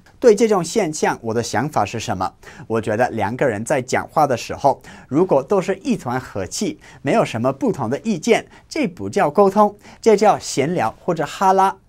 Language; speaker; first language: Chinese; non-native, fluent; English